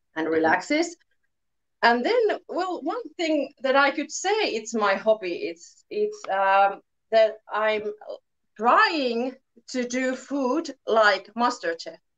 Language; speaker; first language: English; non-native, learner; Finnish